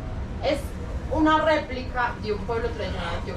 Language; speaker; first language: Spanish; native; Spanish